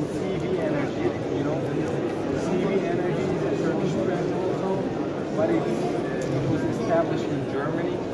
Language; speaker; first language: English; non-native, fluent; Turkish